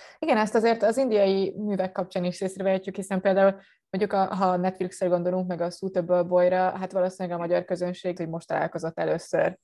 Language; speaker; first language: Hungarian; native; Hungarian